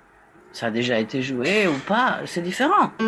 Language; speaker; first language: French; non-native, fluent; Spanish